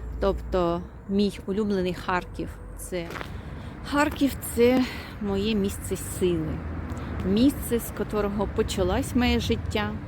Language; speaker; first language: Ukrainian; non-native, local second language; Russian